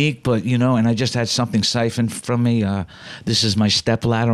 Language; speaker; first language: English; native; English